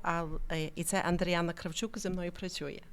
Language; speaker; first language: Ukrainian; early bilingual, heritage; Ukrainian